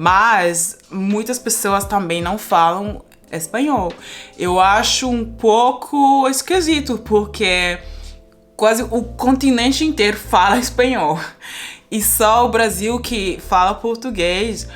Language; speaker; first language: Portuguese; non-native, fluent; Spanish